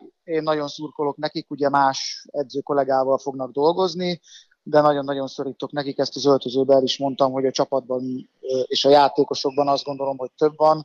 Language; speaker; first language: Hungarian; native; Hungarian